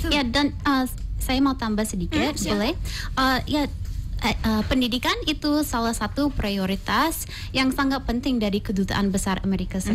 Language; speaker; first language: Indonesian; non-native, fluent; English